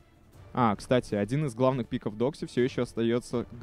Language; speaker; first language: Russian; native; Russian